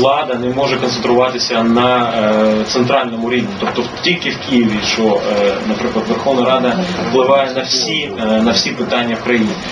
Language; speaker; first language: Ukrainian; native; Ukrainian